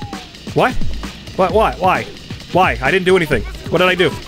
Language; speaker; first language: English; native; English